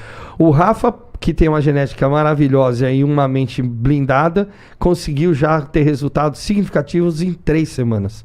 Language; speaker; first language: Portuguese; native; Portuguese